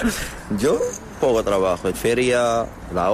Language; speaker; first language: Spanish; non-native, learner; Arabic